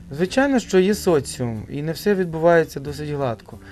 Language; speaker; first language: Ukrainian; native; Ukrainian